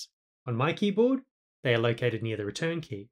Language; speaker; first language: English; native; English